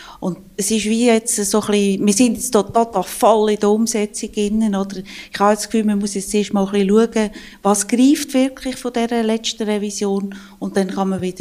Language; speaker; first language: German; native; German